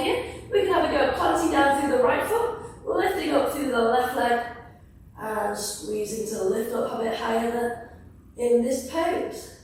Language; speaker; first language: English; native; English